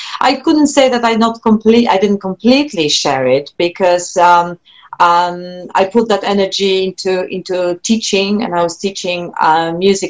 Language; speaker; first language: English; non-native, fluent; Polish